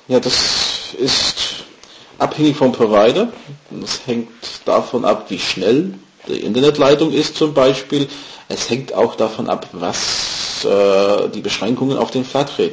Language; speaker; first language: German; non-native, fluent; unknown